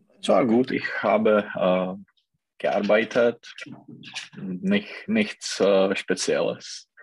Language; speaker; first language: German; non-native, learner; Czech